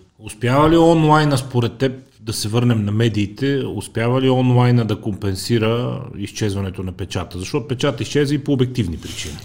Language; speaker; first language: Bulgarian; native; Bulgarian